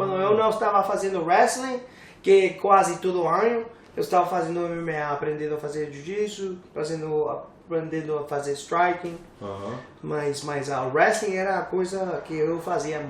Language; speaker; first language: Portuguese; non-native, learner; English